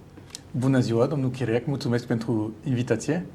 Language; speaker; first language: Romanian; non-native, fluent; French